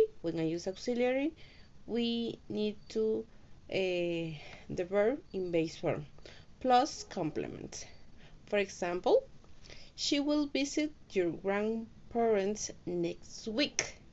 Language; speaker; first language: English; non-native, learner; Spanish